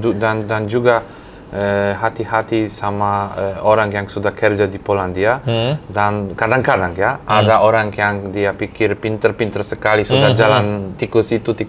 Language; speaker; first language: Indonesian; non-native, fluent; Polish